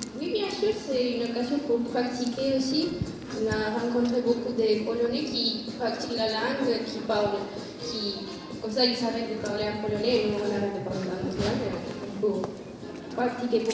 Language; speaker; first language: French; non-native, learner; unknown